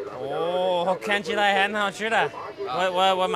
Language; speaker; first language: Chinese; non-native, learner; English